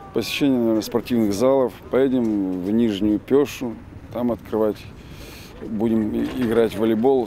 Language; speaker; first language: Russian; native; Russian